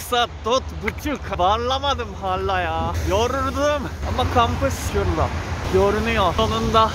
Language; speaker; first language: Turkish; non-native, fluent; Japanese